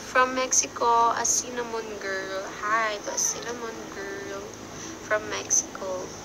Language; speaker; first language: English; non-native, local second language; Filipino